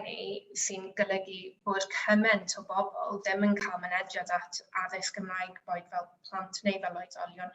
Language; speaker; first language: Welsh; native; Welsh